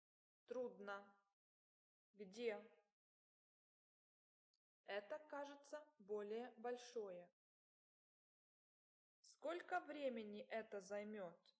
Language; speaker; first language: Russian; non-native, learner; English